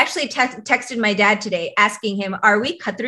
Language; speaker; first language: English; native; English